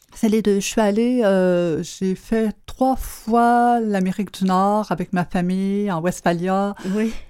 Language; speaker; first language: French; native; French